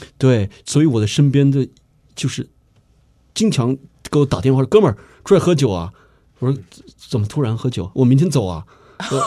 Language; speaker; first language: Chinese; early bilingual, heritage; Chinese